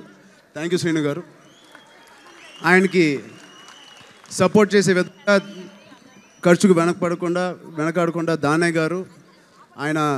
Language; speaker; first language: Telugu; native; Telugu